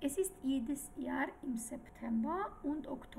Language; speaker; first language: German; non-native, fluent; Georgian